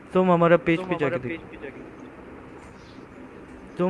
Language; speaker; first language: Hindi; non-native, fluent; Bangla